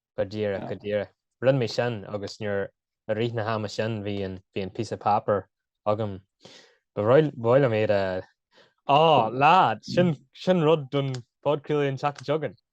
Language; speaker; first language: Irish; non-native, local second language; English